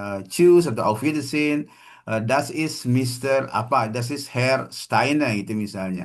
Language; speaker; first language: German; non-native, fluent; Indonesian